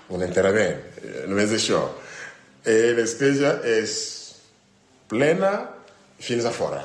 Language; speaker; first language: Catalan; non-native, learner; French